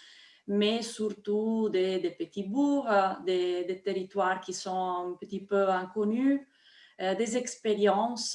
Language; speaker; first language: French; non-native, fluent; Italian